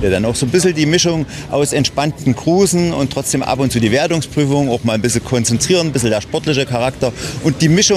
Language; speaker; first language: German; native; German